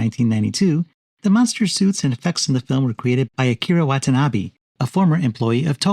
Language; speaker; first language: English; native; English